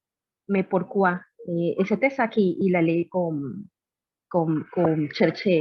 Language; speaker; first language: French; non-native, learner; Spanish